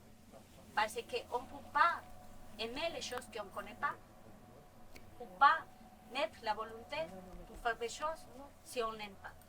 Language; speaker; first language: French; non-native, fluent; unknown